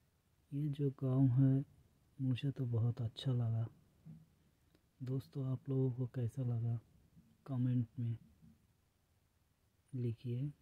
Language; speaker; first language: Hindi; non-native, local second language; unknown